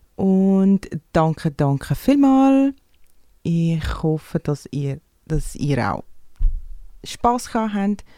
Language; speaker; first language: German; non-native, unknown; Portuguese